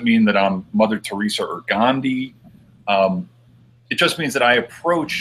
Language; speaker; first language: English; native; English